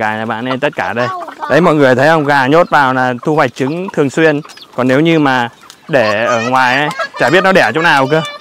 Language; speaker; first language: Vietnamese; native; Vietnamese